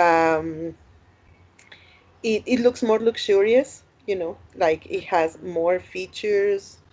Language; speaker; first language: English; non-native, fluent; Spanish